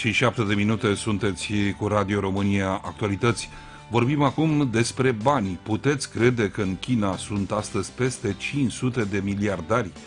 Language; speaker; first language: Romanian; native; Romanian